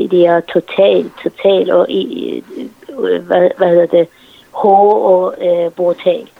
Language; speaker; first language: Danish; non-native, fluent; Persian